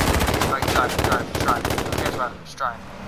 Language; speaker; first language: English; native; English